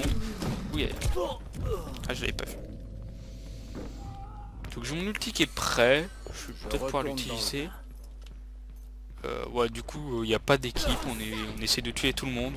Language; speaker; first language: French; native; French